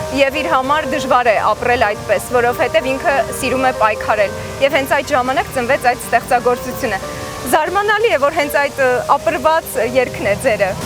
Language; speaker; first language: Armenian; native; Armenian